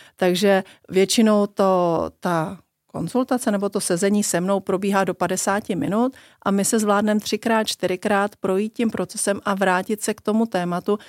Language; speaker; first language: Czech; native; Czech